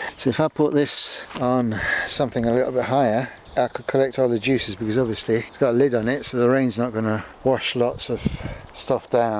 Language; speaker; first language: English; native; English